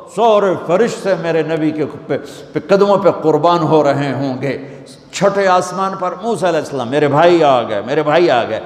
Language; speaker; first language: Urdu; non-native, local second language; Punjabi